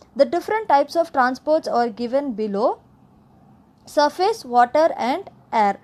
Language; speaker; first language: English; non-native, local second language; Tamil